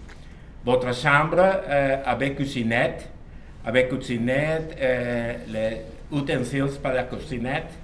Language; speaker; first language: French; non-native, learner; Spanish